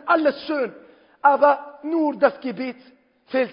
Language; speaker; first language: German; non-native, fluent; Arabic